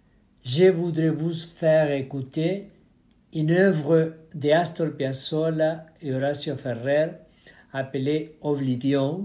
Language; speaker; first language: French; non-native, fluent; Spanish